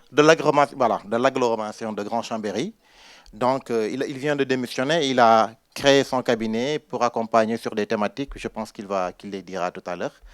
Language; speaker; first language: French; non-native, local second language; Wolof